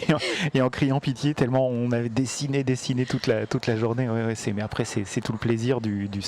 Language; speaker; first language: French; native; French